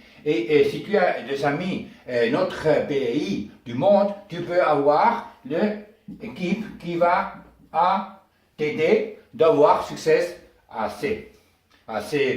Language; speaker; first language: French; non-native, learner; Spanish